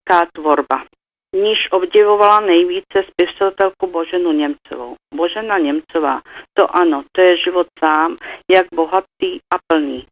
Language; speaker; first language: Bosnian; non-native, fluent; Czech